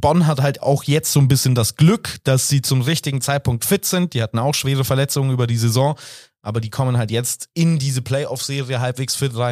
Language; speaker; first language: German; native; German